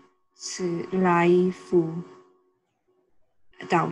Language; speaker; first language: Chinese; non-native, learner; English